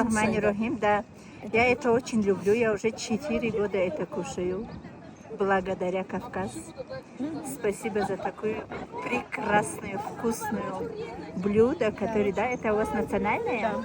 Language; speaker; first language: Russian; non-native, fluent; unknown